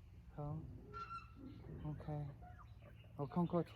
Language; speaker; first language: Vietnamese; non-native, learner; English